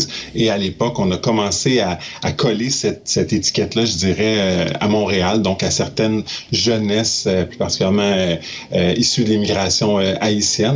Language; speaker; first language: French; native; French